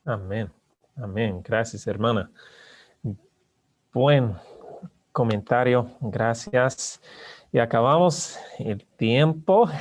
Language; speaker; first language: Spanish; non-native, learner; English